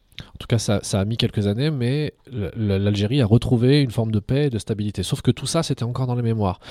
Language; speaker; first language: French; early bilingual, other home language; Arabic